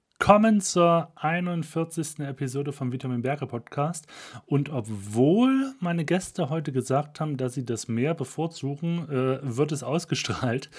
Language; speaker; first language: German; native; German